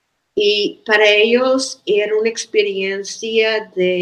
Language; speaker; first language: Spanish; non-native, fluent; English